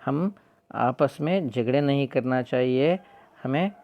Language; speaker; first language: Hindi; non-native, local second language; Kannada